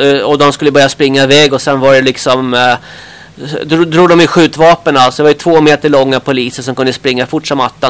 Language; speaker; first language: Swedish; native; Swedish